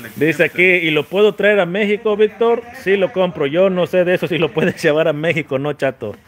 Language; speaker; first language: Spanish; native; Spanish